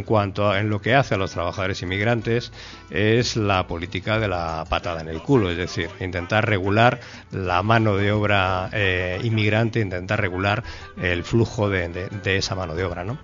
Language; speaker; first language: Spanish; native; Spanish